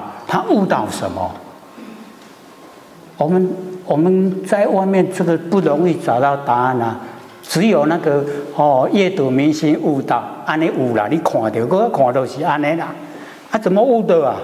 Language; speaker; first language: Chinese; native; Chinese